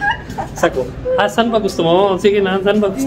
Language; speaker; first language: Filipino; non-native, learner; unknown